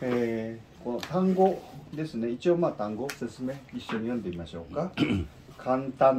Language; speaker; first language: Japanese; non-native, learner; Korean